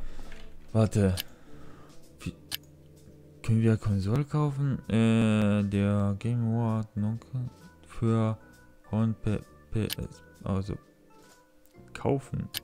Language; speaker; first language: German; non-native, learner; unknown